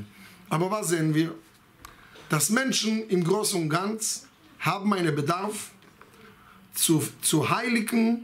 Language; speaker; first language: German; non-native, fluent; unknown